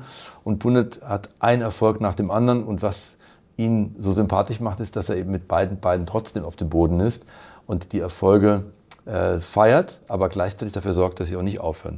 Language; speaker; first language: German; native; German